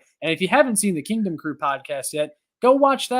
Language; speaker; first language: English; native; English